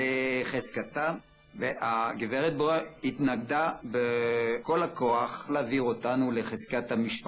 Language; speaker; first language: Hebrew; early bilingual, other home language; French